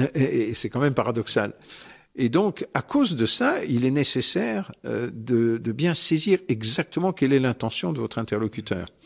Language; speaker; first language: French; native; French